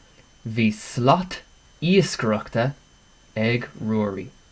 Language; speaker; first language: Irish; non-native, local second language; English